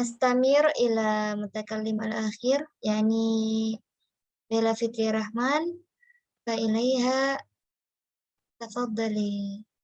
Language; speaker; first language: Arabic; non-native, learner; Indonesian